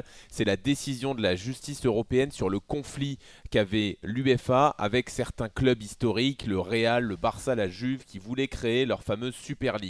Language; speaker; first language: French; native; French